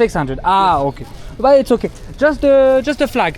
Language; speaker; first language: English; non-native, learner; French